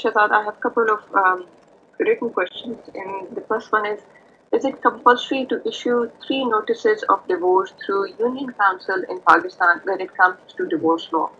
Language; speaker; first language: English; non-native, local second language; Urdu